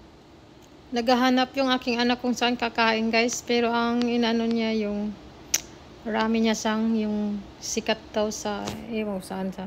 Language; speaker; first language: Filipino; native; Filipino